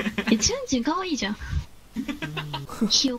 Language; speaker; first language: Japanese; non-native, fluent; Korean